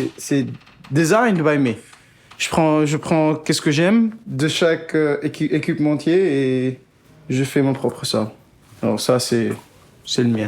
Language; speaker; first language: French; non-native, local second language; Arabic